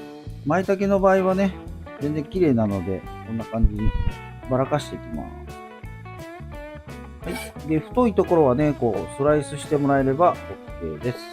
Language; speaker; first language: Japanese; native; Japanese